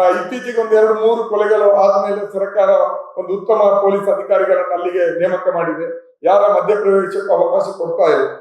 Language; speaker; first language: Kannada; non-native, local second language; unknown